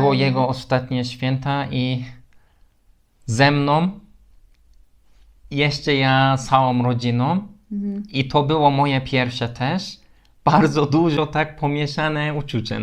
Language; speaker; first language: Polish; non-native, learner; Turkish